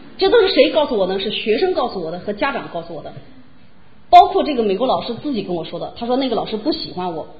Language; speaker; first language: Chinese; native; Chinese